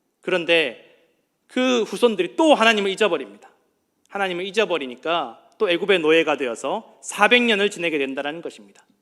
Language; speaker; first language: Korean; native; Korean